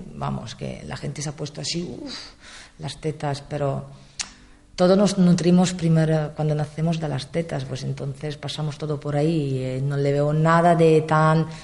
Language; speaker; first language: Spanish; non-native, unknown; Italian